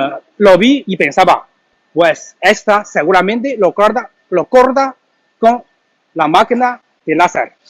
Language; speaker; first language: Spanish; non-native, learner; Chinese